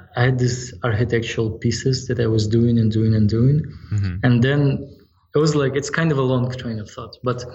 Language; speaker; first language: English; non-native, fluent; Ukrainian